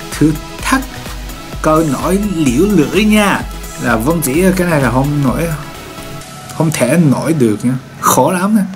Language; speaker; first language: Vietnamese; non-native, fluent; Japanese